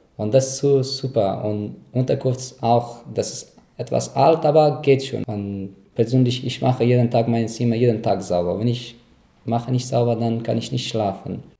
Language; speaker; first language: German; non-native, learner; Persian